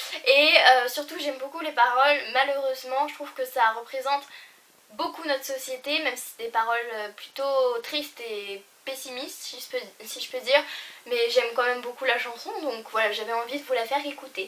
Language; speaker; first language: French; native; French